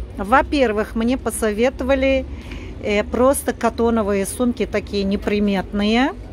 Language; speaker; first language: Russian; native; Russian